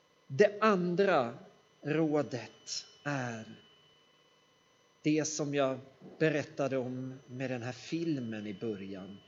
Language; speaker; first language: Swedish; native; Swedish